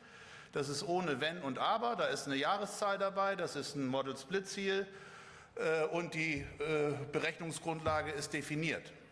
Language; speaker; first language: German; native; German